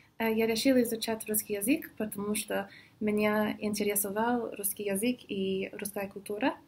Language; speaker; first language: Russian; non-native, fluent; English